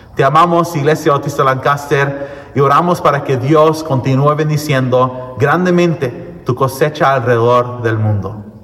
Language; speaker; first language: Spanish; early bilingual, heritage; Spanish